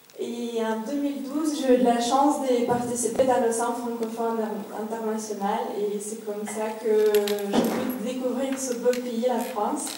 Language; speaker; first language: French; non-native, fluent; Russian